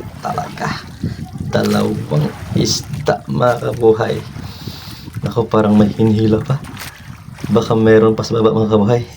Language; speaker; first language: Filipino; non-native, local second language; Cebuano